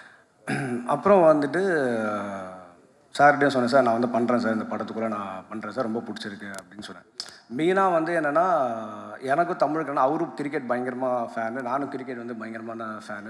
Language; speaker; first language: Tamil; native; Tamil